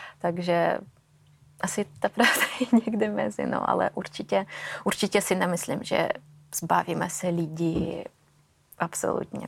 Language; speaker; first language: Czech; non-native, fluent; Russian